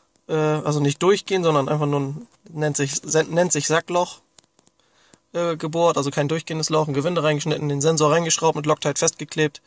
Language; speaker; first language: German; native; German